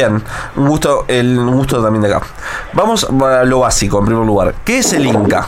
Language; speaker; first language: Spanish; native; Spanish